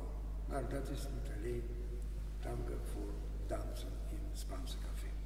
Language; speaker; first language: German; non-native, learner; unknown